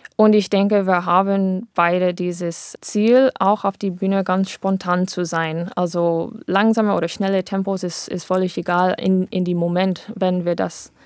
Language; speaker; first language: German; non-native, fluent; English